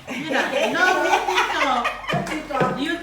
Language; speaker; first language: Spanish; non-native, learner; Filipino